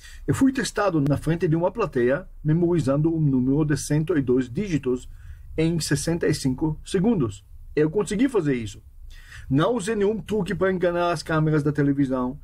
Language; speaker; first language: Portuguese; non-native, fluent; Hebrew